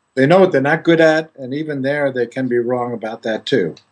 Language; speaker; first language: English; non-native, fluent; Greek